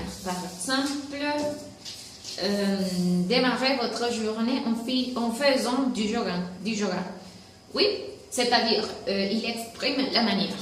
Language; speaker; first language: French; non-native, learner; Spanish